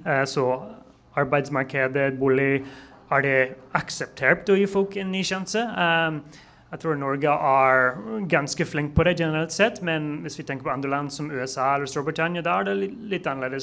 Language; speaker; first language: Norwegian; non-native, fluent; English